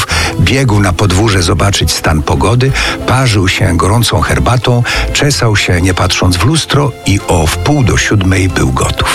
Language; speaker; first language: Polish; native; Polish